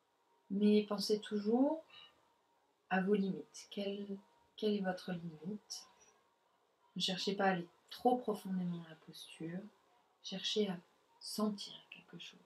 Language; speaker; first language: French; native; French